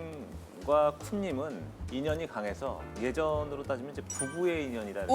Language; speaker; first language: Korean; native; Korean